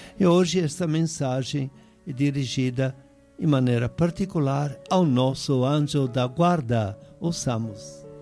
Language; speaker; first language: Portuguese; non-native, fluent; Italian